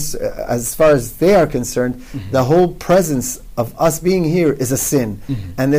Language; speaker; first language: English; non-native, fluent; Hebrew